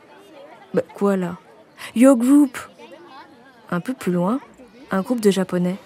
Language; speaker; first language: French; native; French